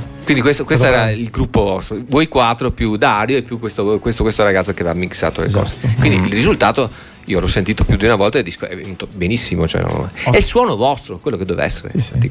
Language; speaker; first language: Italian; native; Italian